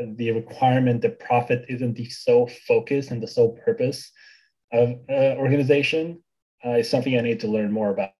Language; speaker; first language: English; early bilingual, other home language; Bulgarian